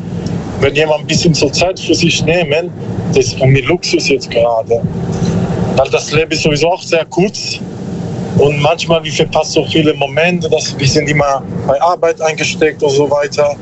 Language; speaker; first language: German; non-native, learner; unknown